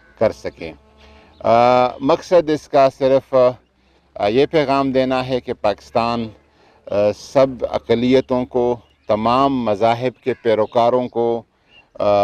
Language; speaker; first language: Urdu; non-native, local second language; Pashto